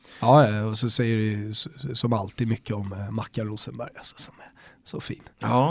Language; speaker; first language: Swedish; native; Swedish